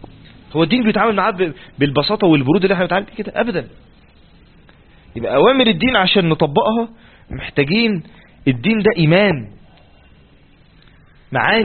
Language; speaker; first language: Arabic; native; Arabic